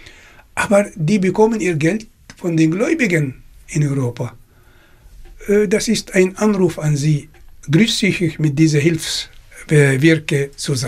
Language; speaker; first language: German; non-native, fluent; Arabic